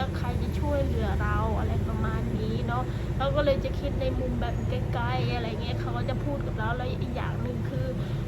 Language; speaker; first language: Thai; non-native, fluent; Burmese